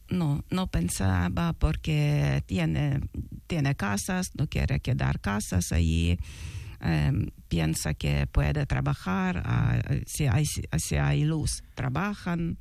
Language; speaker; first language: Spanish; non-native, learner; Ukrainian